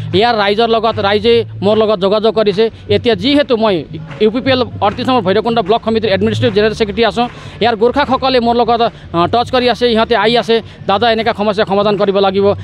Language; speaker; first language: Assamese; non-native, local second language; Nepali